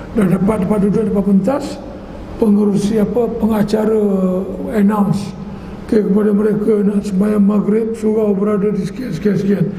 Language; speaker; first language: Malay; native; Malay